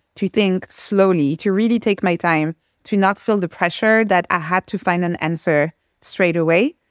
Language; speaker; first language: English; non-native, fluent; French